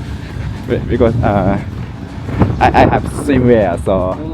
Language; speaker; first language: English; non-native, learner; Japanese